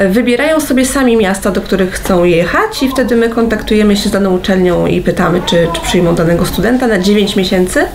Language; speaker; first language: Polish; native; Polish